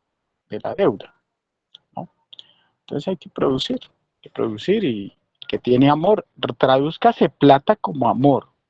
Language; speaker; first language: Spanish; native; Spanish